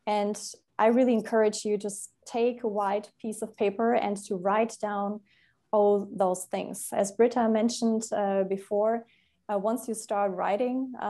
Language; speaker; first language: English; non-native, fluent; German